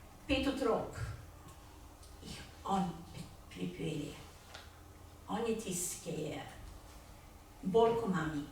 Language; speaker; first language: Slovenian; early bilingual, heritage; Slovenian